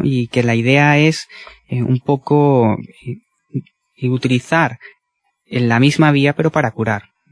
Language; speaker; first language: Spanish; native; Spanish